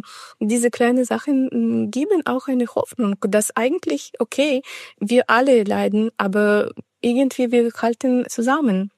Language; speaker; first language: German; non-native, fluent; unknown